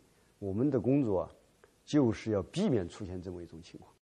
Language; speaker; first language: Chinese; native; Chinese